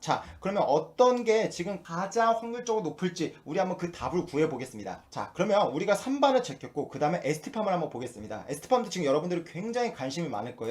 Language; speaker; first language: Korean; native; Korean